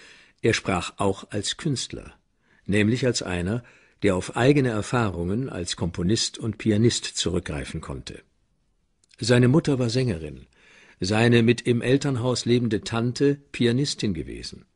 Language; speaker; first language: German; native; German